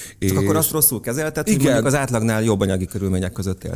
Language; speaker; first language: Hungarian; native; Hungarian